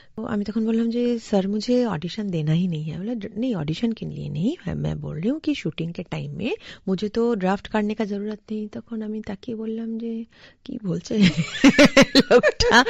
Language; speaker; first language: Hindi; non-native, local second language; Bangla